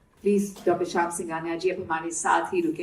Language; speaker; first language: Hindi; native; Hindi